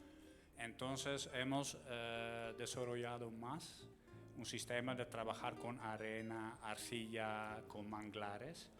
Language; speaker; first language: Spanish; non-native, fluent; Dutch